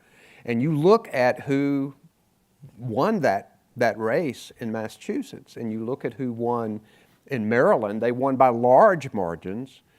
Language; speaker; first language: English; native; English